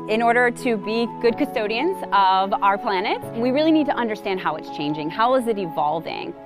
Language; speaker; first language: English; native; English